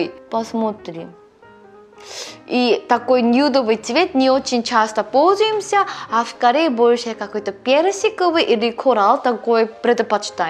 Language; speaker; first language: Russian; non-native, learner; Korean